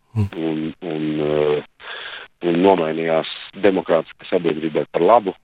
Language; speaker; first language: Latvian; native; Latvian